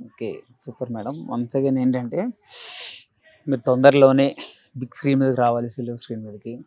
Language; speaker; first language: Telugu; native; Telugu